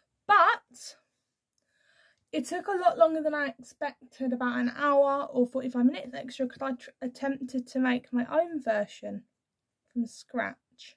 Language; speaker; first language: English; native; English